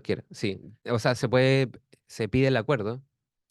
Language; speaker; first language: Spanish; native; Spanish